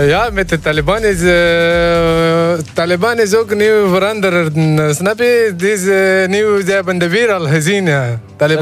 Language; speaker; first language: Dutch; non-native, learner; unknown